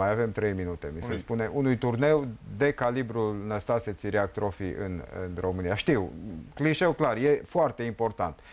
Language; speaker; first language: Romanian; native; Romanian